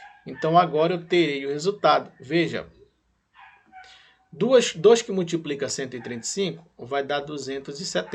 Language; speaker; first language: Portuguese; native; Portuguese